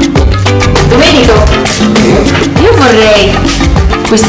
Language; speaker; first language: Italian; early bilingual, heritage; English